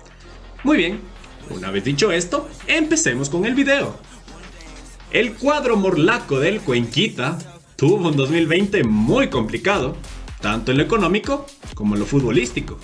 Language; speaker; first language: Spanish; native; Spanish